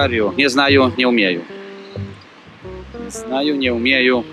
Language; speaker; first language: Polish; native; Polish